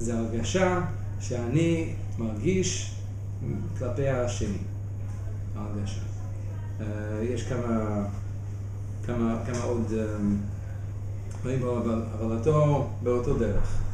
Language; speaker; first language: Hebrew; non-native, fluent; English